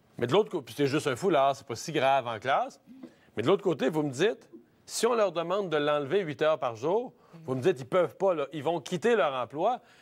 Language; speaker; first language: French; native; French